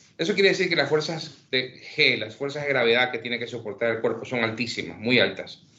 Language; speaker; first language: Spanish; native; Spanish